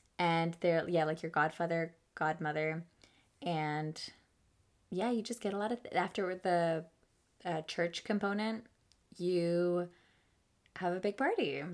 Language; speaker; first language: English; early bilingual, other home language; Spanish